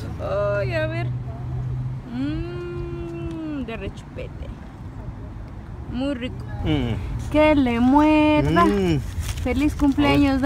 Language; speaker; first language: Spanish; native; Spanish